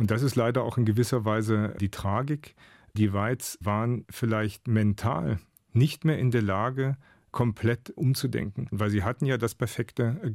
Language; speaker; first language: German; native; German